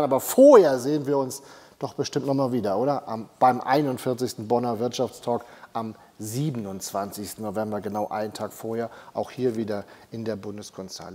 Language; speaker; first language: German; native; German